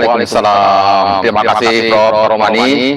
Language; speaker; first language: Indonesian; native; Indonesian